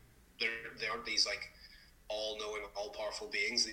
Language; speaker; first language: English; native; English